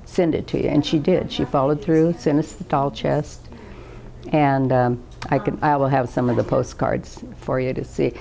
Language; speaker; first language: English; native; English